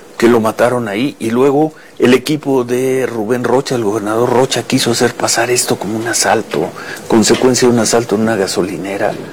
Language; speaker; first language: Spanish; native; Spanish